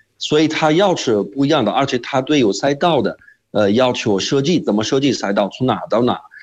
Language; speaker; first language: Chinese; non-native, fluent; Arabic